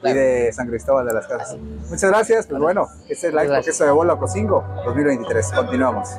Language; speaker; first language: Spanish; native; Spanish